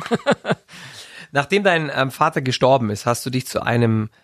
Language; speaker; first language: German; native; German